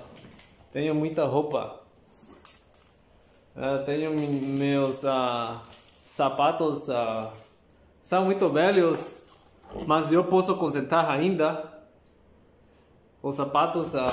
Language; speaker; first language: Portuguese; non-native, learner; Spanish